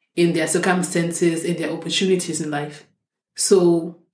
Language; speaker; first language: English; non-native, local second language; Shona